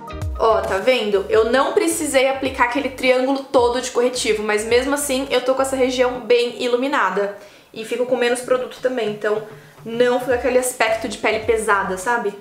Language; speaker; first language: Portuguese; native; Portuguese